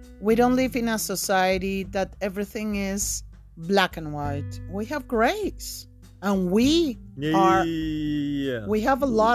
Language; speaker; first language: English; non-native, fluent; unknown